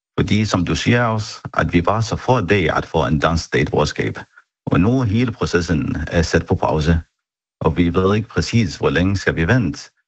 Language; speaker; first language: Danish; non-native, fluent; Arabic